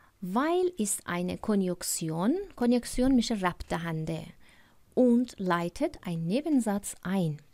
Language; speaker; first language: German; non-native, fluent; Persian